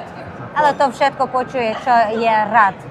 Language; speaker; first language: Slovak; non-native, learner; Azerbaijani